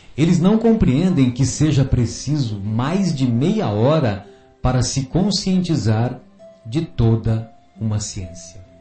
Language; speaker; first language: Portuguese; native; Portuguese